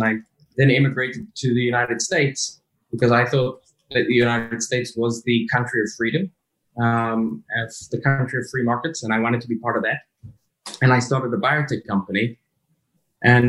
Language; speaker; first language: English; native; English